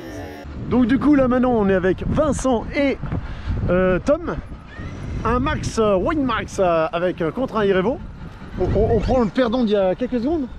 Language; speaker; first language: French; native; French